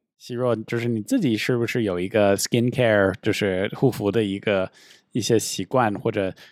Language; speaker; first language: Chinese; non-native, fluent; English